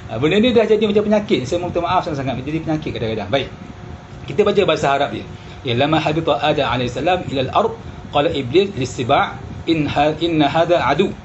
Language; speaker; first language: Malay; early bilingual, heritage; Malay